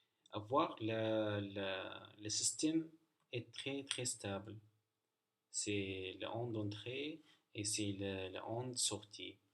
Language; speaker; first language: French; non-native, learner; Arabic